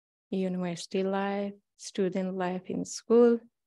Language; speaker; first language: English; non-native, fluent; Persian